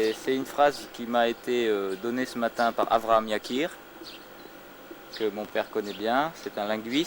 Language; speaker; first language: French; native; French